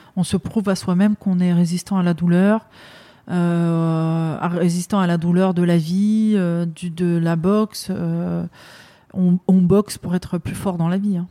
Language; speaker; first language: French; native; French